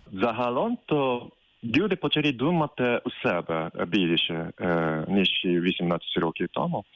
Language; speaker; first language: Ukrainian; non-native, fluent; Japanese